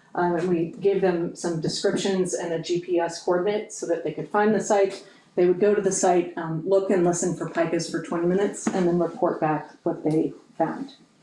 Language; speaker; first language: English; native; English